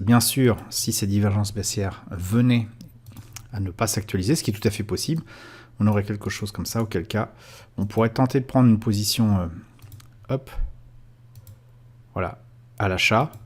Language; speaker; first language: French; native; French